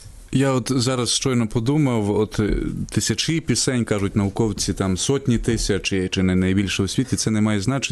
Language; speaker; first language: Ukrainian; native; Ukrainian